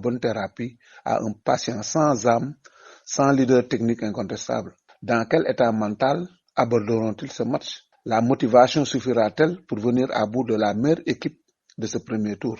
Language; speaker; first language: French; non-native, local second language; Wolof